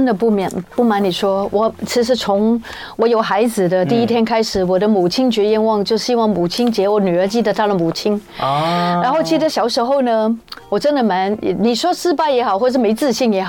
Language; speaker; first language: Chinese; native; Chinese